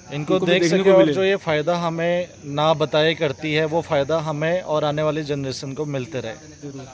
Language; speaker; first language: Hindi; native; Hindi